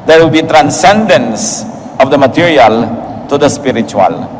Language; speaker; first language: English; non-native, local second language; Filipino